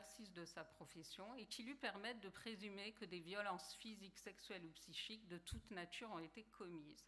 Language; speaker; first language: French; native; French